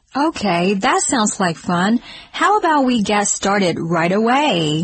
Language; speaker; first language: English; non-native, fluent; Chinese